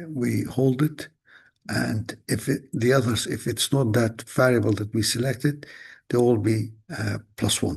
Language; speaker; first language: English; non-native, fluent; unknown